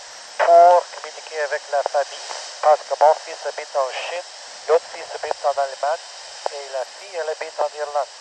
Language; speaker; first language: French; non-native, local second language; English